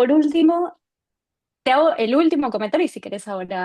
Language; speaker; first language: Spanish; native; Spanish